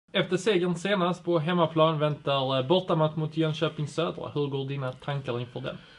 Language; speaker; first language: Swedish; native; Swedish